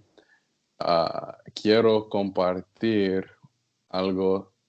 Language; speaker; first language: Spanish; non-native, learner; English